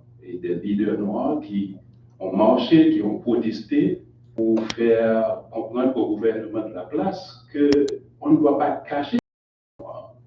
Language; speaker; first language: French; non-native, local second language; Haitian Creole